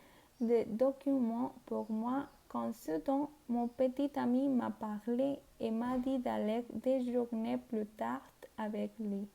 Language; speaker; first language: French; non-native, learner; Spanish